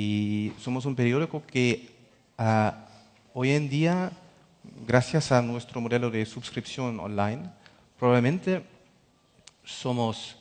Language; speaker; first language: Spanish; non-native, fluent; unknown